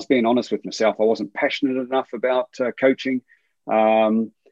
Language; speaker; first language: English; native; English